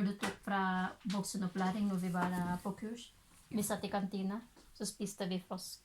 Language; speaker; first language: Norwegian; non-native, fluent; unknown